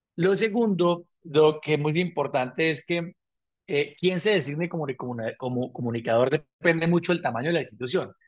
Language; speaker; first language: Spanish; native; Spanish